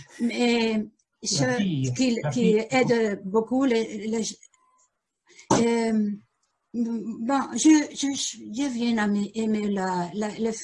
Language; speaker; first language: French; non-native, learner; Spanish